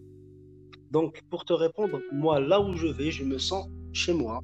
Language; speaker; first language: French; non-native, local second language; Kabyle